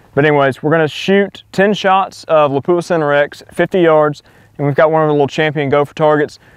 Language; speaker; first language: English; native; English